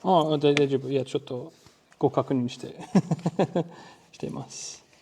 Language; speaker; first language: Japanese; non-native, learner; English